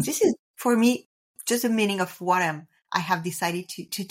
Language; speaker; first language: English; non-native, fluent; French